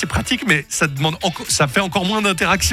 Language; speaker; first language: French; native; French